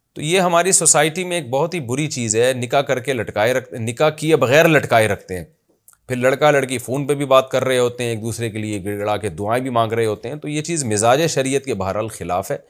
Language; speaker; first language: Urdu; native; Urdu